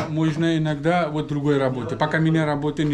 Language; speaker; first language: Russian; non-native, learner; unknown